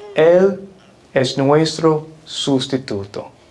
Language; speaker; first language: Spanish; non-native, fluent; English